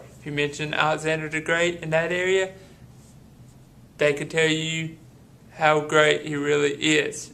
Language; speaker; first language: English; native; English